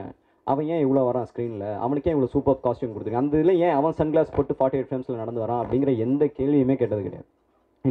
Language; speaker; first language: Tamil; native; Tamil